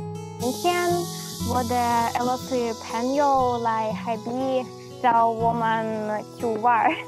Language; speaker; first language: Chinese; non-native, learner; Russian